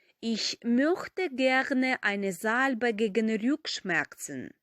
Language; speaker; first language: German; non-native, fluent; Ukrainian